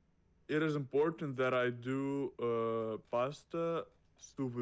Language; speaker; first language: English; non-native, learner; Russian